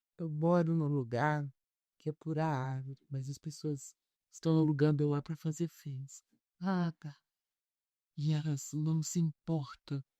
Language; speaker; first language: Portuguese; native; Portuguese